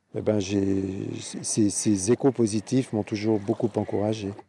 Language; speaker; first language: French; native; French